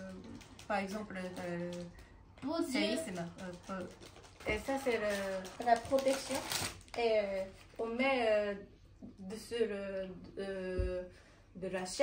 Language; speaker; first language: French; non-native, learner; Japanese